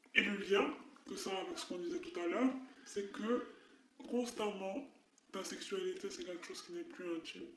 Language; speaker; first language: French; non-native, local second language; Arabic